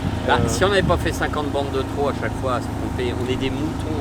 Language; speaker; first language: French; native; French